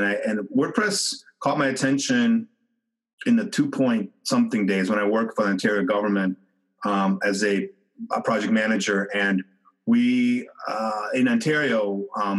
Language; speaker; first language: English; native; English